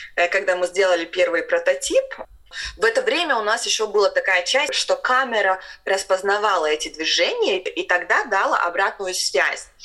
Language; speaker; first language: Russian; non-native, local second language; Latvian